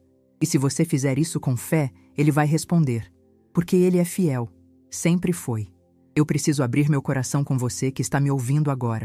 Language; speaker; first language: Portuguese; native; Portuguese